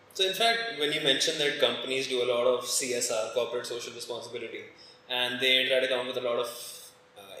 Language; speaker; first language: English; non-native, local second language; Hindi